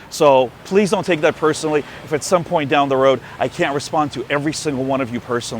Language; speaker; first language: English; native; English